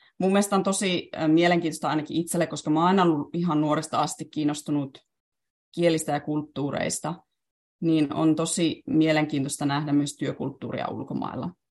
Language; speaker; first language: Finnish; native; Finnish